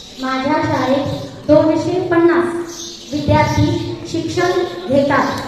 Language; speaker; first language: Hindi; non-native, local second language; Marathi